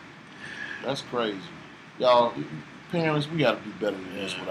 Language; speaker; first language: English; native; English